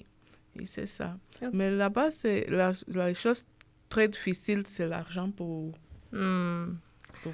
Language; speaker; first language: French; non-native, learner; Portuguese